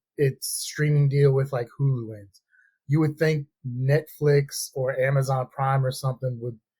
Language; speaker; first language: English; native; English